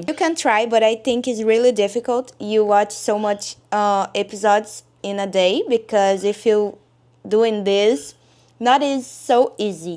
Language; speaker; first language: English; non-native, learner; Portuguese